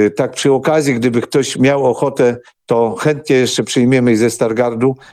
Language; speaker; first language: Polish; non-native, local second language; Ukrainian